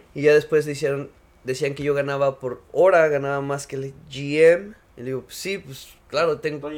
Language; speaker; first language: Spanish; native; Spanish